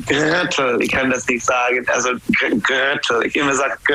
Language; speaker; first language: German; non-native, learner; English